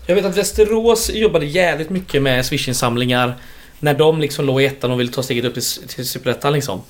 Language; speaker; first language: Swedish; native; Swedish